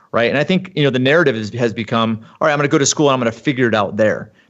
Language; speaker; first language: English; native; English